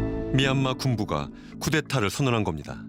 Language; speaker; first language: Korean; native; Korean